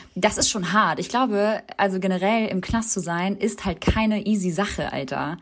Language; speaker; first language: German; early bilingual, other home language; Albanian